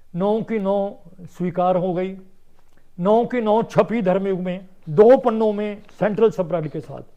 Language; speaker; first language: Hindi; non-native, local second language; Punjabi